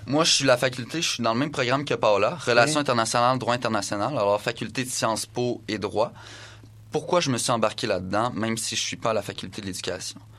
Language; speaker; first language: French; native; French